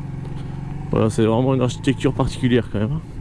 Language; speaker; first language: French; native; French